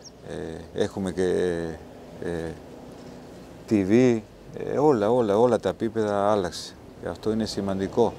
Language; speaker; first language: Greek; non-native, learner; Spanish